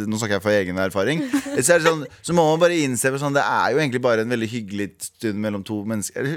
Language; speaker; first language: Norwegian; early bilingual, other home language; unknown